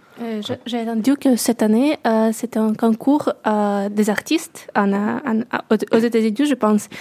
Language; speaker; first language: French; non-native, learner; Russian